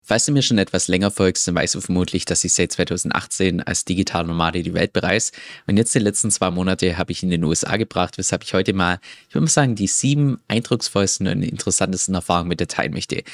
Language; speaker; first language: German; native; German